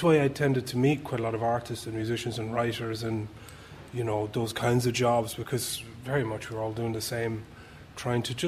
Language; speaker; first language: English; native; English